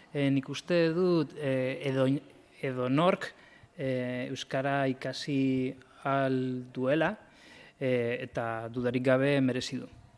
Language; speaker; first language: Basque; non-native, local second language; Spanish